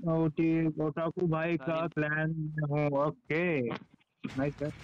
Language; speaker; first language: Hindi; non-native, local second language; Gujarati